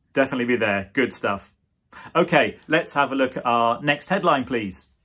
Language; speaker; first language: English; native; English